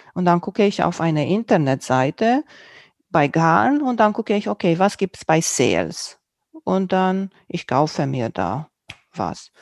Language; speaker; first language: German; non-native, fluent; Romanian